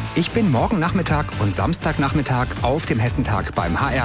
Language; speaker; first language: German; native; German